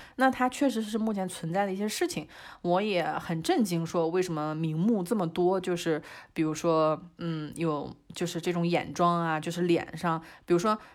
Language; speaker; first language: Chinese; native; Chinese